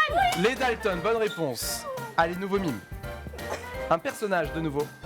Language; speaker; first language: French; native; French